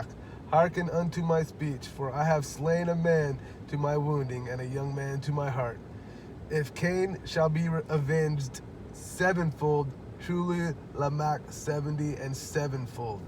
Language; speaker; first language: English; native; English